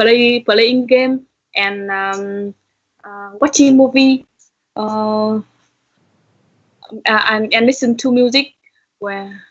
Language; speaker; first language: English; non-native, learner; Vietnamese